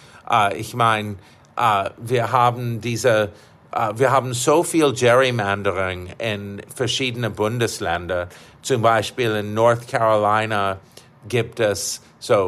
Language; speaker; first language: German; non-native, fluent; English